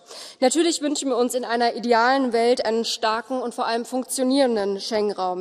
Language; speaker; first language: German; native; German